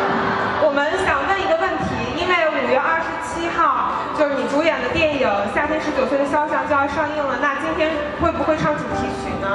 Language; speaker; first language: Chinese; native; Chinese